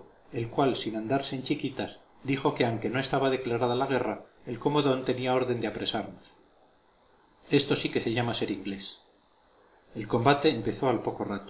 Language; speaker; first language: Spanish; native; Spanish